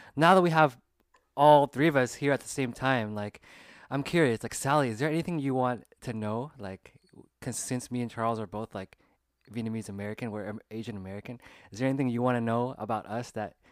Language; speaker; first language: English; early bilingual, other home language; Vietnamese